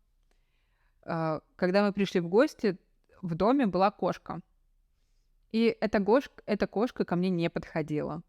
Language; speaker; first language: Russian; native; Russian